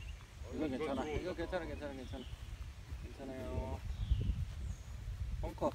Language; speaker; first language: Korean; native; Korean